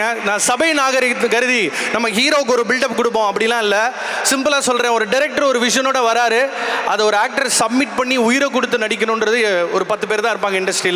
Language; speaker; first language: Tamil; native; Tamil